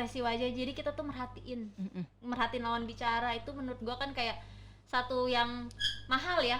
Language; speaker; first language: Indonesian; native; Indonesian